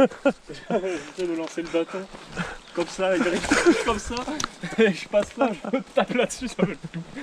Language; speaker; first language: French; native; French